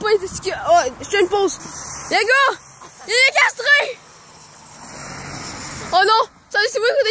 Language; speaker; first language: French; native; French